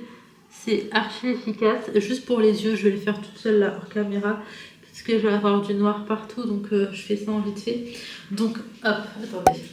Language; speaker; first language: French; native; French